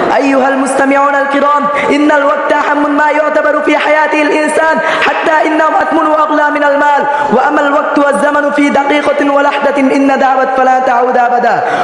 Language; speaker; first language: Arabic; non-native, learner; Bangla